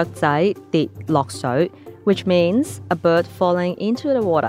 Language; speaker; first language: English; non-native, local second language; Cantonese